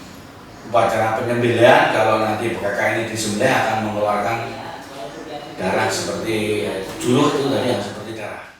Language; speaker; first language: Indonesian; native; Indonesian